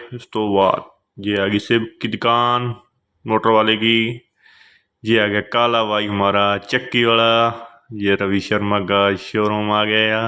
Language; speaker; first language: Hindi; non-native, local second language; Punjabi